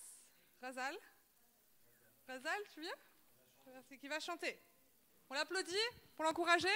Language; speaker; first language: French; native; French